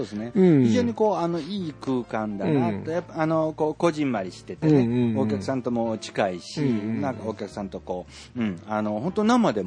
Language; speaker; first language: Japanese; native; Japanese